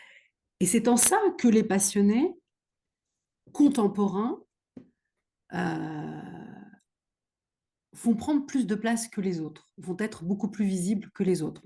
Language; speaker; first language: French; native; French